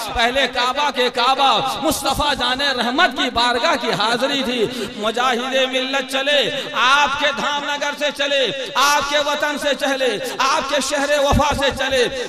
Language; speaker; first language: Urdu; native; Urdu